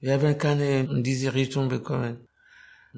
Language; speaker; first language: German; non-native, learner; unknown